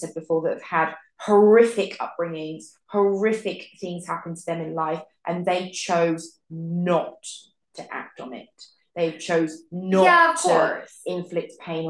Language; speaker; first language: English; native; English